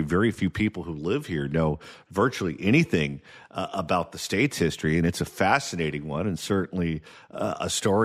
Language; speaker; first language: English; native; English